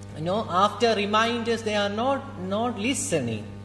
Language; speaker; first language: English; non-native, local second language; Malayalam